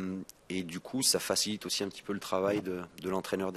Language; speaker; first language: French; native; French